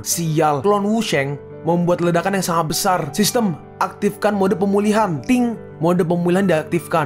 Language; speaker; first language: Indonesian; native; Indonesian